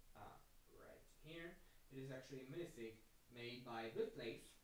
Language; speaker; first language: English; non-native, fluent; French